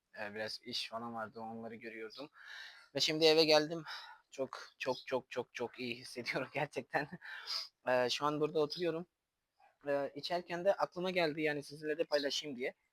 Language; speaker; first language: Turkish; non-native, fluent; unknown